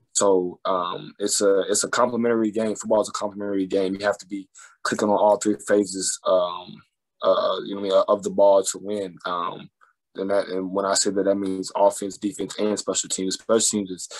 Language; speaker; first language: English; native; English